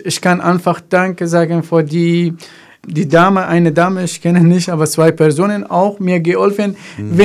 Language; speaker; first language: German; non-native, learner; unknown